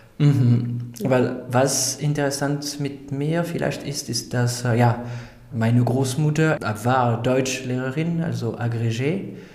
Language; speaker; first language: German; non-native, fluent; French